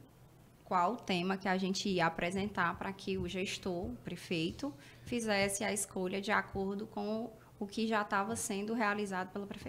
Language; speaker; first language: Portuguese; native; Portuguese